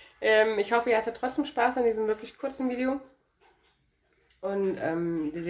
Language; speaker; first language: German; native; German